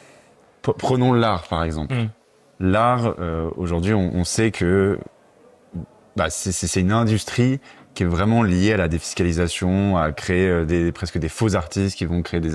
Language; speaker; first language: French; native; French